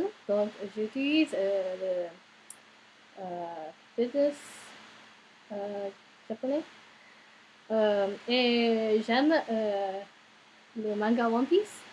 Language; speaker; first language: French; non-native, learner; English